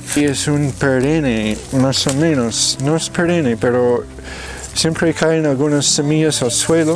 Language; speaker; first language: Spanish; non-native, fluent; English